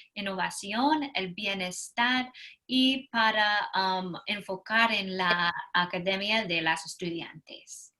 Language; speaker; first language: Spanish; non-native, fluent; English